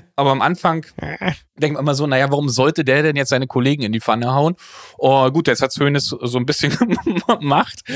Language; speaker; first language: German; native; German